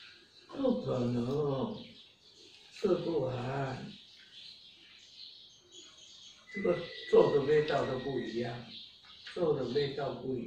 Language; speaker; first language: Chinese; non-native, local second language; Hakka Chinese